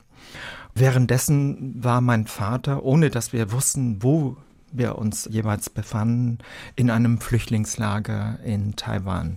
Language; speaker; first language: German; early bilingual, other home language; Vietnamese